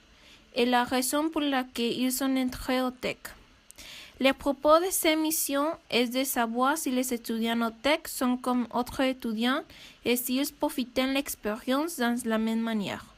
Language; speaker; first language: French; non-native, learner; Spanish